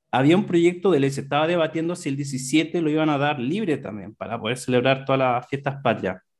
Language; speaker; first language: Spanish; native; Spanish